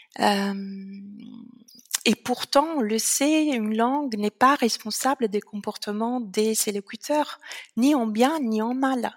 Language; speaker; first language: French; non-native, fluent; Italian